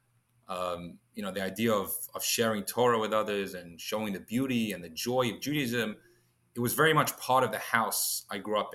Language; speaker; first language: English; native; English